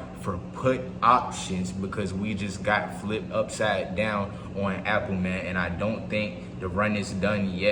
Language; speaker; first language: English; native; English